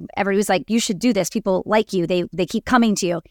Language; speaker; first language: English; native; English